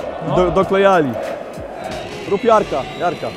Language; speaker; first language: Polish; native; Polish